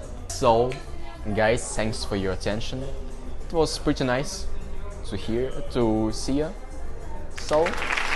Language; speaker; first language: English; non-native, learner; Russian